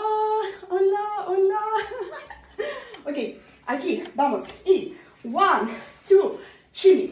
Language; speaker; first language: Spanish; non-native, learner; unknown